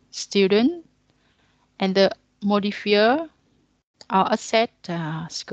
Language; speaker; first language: English; non-native, learner; Vietnamese